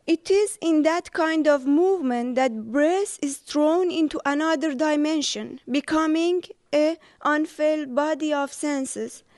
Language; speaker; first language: English; non-native, fluent; Persian